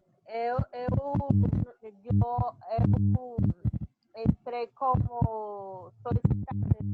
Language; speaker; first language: Portuguese; non-native, learner; Spanish